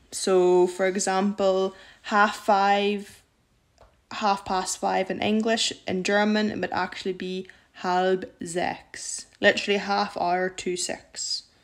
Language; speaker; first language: English; native; English